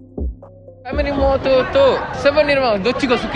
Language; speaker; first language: Japanese; non-native, learner; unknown